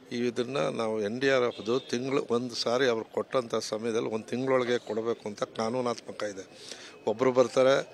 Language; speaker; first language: Kannada; native; Kannada